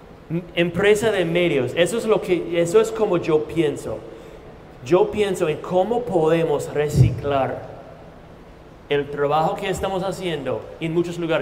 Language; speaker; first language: Spanish; non-native, fluent; English